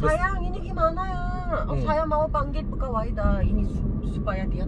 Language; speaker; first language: Indonesian; non-native, learner; Korean